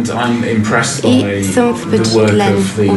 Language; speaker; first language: Bulgarian; non-native, learner; English